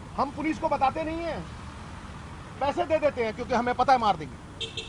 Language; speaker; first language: Hindi; non-native, local second language; Punjabi